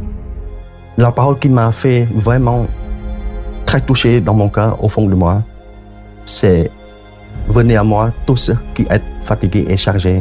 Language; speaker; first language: French; non-native, fluent; Khmer